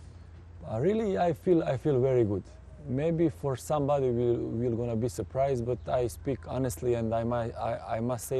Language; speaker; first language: English; non-native, fluent; Serbian